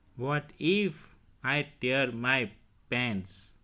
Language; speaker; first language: English; non-native, local second language; Hindi